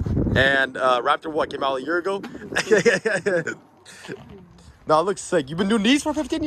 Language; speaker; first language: English; native; English